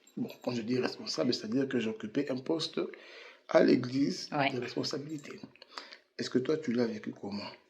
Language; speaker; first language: French; non-native, local second language; Lingala